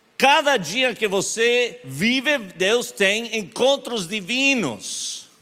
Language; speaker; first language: Portuguese; non-native, learner; Spanish